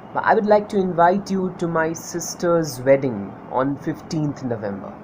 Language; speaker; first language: English; non-native, local second language; Bangla